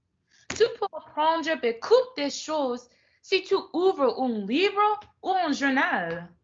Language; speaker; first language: French; non-native, learner; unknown